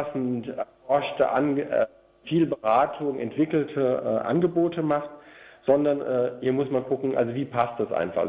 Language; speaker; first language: German; native; German